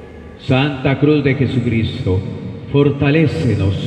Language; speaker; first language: Spanish; native; Spanish